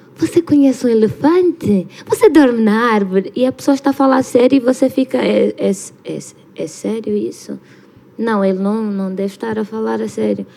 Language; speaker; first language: Portuguese; native; Portuguese